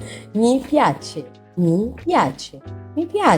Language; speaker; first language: Italian; non-native, learner; Arabic